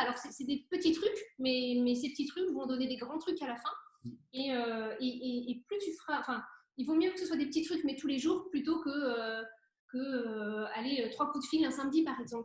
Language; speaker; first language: French; native; French